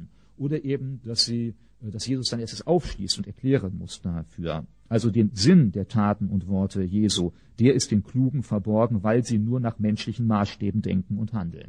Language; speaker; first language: German; native; German